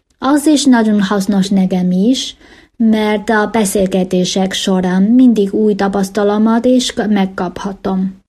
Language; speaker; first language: Hungarian; non-native, fluent; Chinese